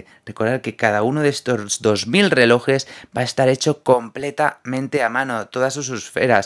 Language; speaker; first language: Spanish; native; Spanish